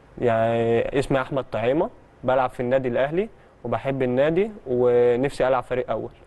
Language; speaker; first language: Egyptian Arabic; early bilingual, heritage; Arabic